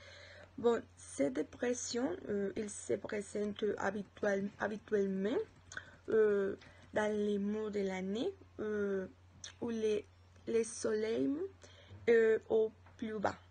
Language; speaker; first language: French; non-native, learner; Spanish